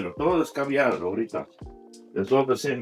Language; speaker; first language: Spanish; non-native, learner; English